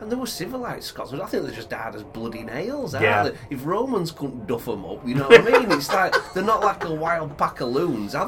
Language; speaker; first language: English; native; English